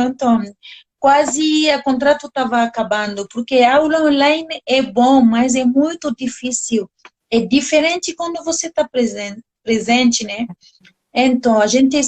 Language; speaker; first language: Portuguese; non-native, learner; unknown